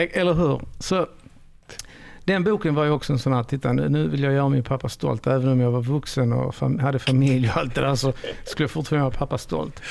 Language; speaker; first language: Swedish; early bilingual, other home language; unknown